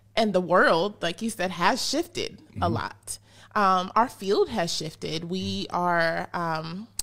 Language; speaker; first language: English; native; English